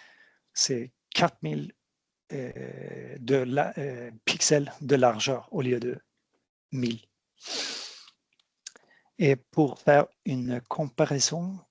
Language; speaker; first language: French; non-native, fluent; Swedish